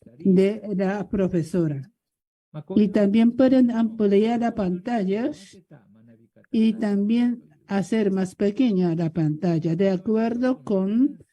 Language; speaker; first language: Spanish; non-native, learner; Japanese